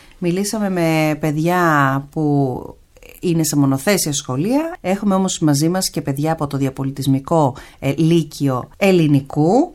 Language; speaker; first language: Greek; native; Greek